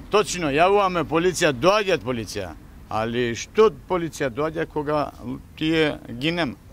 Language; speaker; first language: Macedonian; non-native, local second language; Albanian